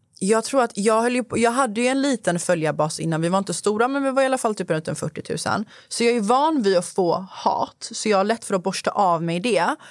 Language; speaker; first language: Swedish; early bilingual, other home language; Persian